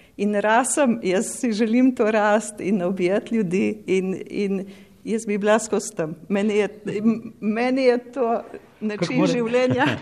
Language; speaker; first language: Slovenian; native; Slovenian